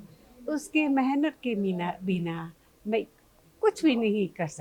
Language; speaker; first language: Hindi; non-native, local second language; Khasi